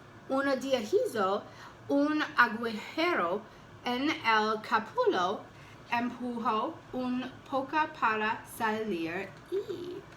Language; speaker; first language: Spanish; non-native, learner; English